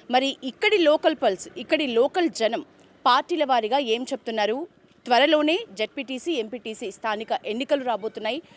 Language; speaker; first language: Telugu; native; Telugu